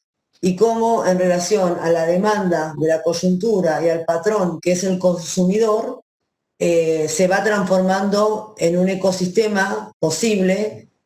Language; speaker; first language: Spanish; native; Spanish